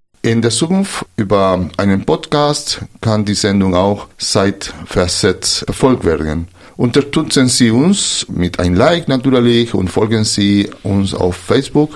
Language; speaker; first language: German; non-native, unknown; Spanish